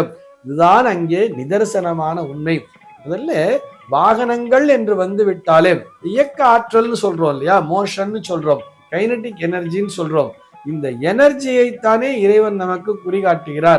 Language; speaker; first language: Tamil; native; Tamil